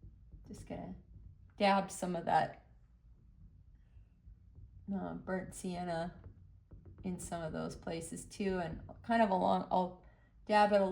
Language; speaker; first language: English; native; English